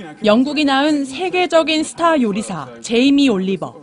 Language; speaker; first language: Korean; native; Korean